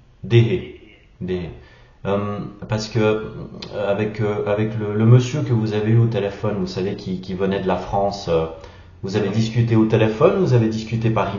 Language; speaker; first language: French; native; French